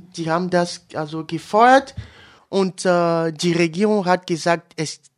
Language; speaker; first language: German; non-native, fluent; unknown